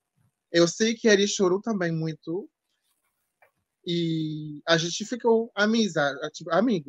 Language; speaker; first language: Portuguese; non-native, fluent; French